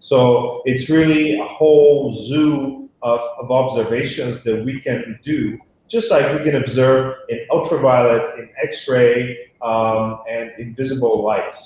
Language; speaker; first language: English; non-native, fluent; Bulgarian